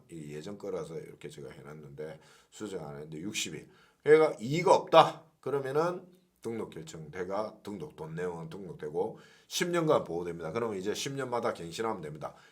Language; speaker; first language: Korean; native; Korean